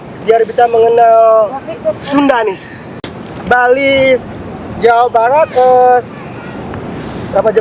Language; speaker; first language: Indonesian; non-native, local second language; Sundanese